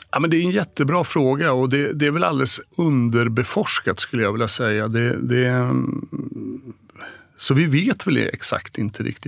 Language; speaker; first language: Swedish; native; Swedish